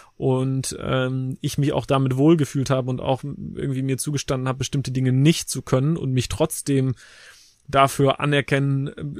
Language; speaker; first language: German; native; German